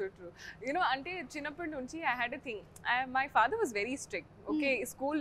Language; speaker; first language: Telugu; non-native, fluent; Hindi